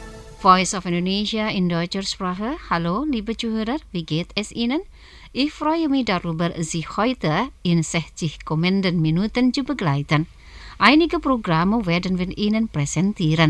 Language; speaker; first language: German; non-native, fluent; Indonesian